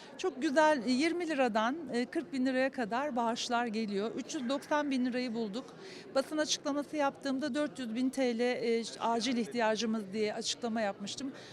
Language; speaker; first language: Turkish; native; Turkish